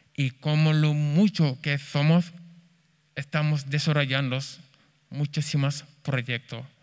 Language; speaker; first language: Spanish; non-native, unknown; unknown